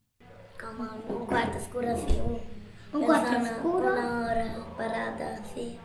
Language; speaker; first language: Spanish; non-native, learner; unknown